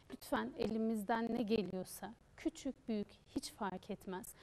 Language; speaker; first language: Turkish; native; Turkish